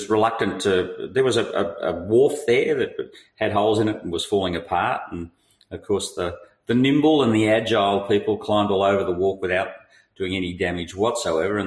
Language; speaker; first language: English; native; English